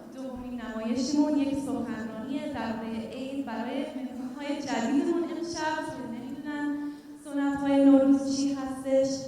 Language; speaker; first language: Persian; early bilingual, heritage; Persian